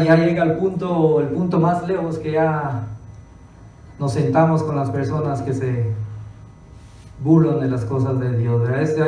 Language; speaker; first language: Spanish; early bilingual, other home language; English